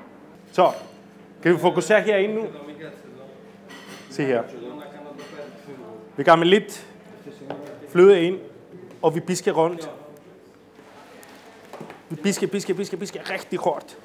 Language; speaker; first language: Danish; non-native, fluent; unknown